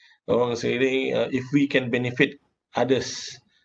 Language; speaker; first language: English; non-native, local second language; Malay